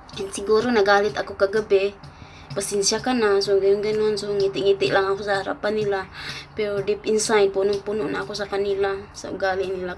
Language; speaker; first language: Filipino; non-native, local second language; Cebuano